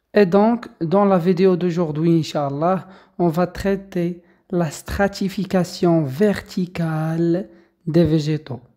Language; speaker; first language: French; non-native, local second language; Arabic